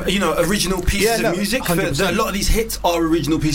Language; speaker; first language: English; native; English